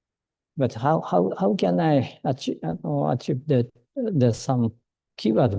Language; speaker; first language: English; non-native, learner; Japanese